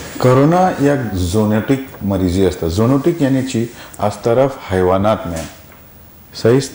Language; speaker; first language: Persian; non-native, learner; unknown